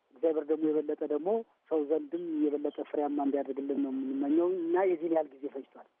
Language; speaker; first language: Amharic; native; Amharic